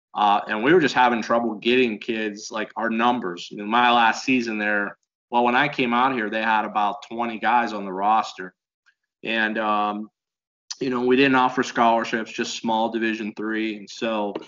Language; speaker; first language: English; native; English